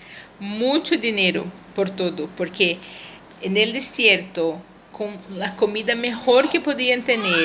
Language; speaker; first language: Spanish; non-native, fluent; Portuguese